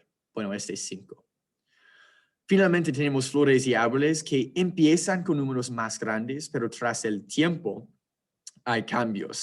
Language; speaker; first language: Spanish; non-native, fluent; English